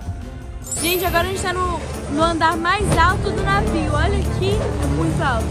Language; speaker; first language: Portuguese; native; Portuguese